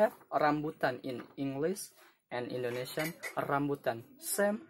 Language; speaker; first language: English; non-native, learner; Indonesian